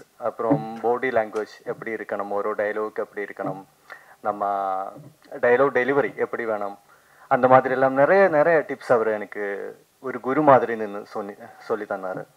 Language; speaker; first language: Tamil; non-native, learner; Malayalam